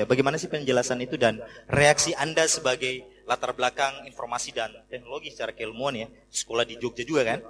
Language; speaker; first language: Indonesian; native; Indonesian